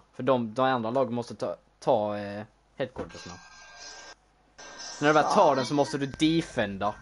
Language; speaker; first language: Swedish; native; Swedish